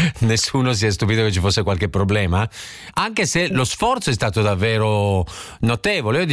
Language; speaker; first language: Italian; native; Italian